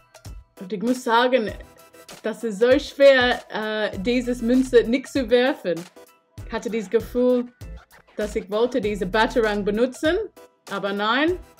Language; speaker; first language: German; non-native, fluent; English